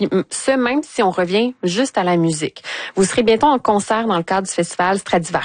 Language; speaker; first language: French; native; French